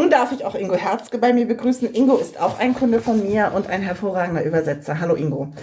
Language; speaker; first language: German; native; German